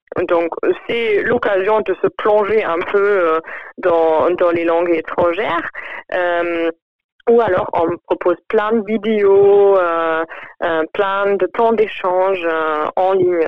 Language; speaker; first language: French; non-native, fluent; German